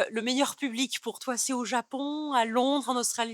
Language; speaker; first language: French; native; French